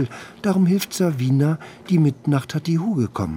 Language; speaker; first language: German; native; German